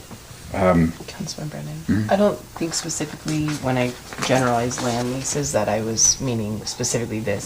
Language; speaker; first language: English; native; English